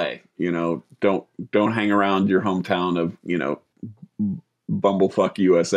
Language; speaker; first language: English; native; English